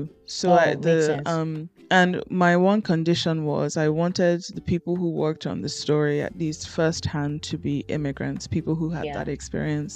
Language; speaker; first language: English; non-native, local second language; Igbo